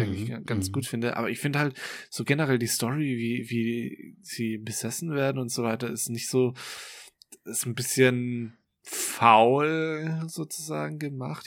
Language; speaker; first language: German; native; German